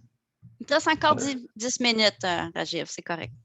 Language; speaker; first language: French; native; French